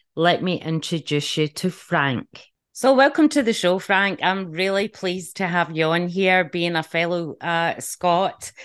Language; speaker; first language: English; native; English